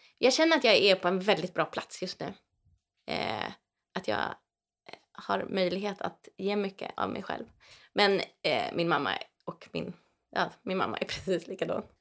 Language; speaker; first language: Swedish; native; Swedish